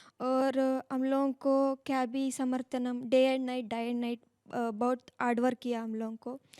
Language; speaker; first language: Hindi; non-native, local second language; Kannada